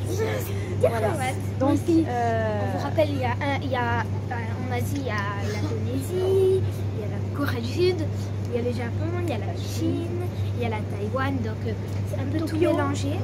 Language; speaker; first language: French; native; French